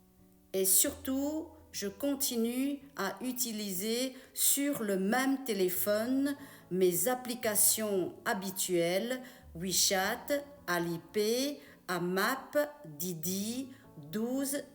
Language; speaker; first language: French; non-native, fluent; Chinese